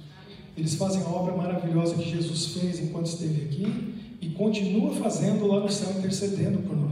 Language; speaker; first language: Portuguese; native; Portuguese